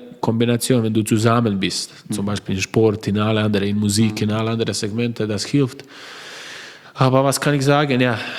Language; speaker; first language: German; non-native, learner; Croatian